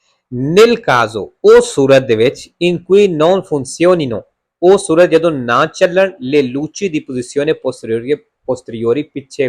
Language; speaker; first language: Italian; non-native, fluent; Punjabi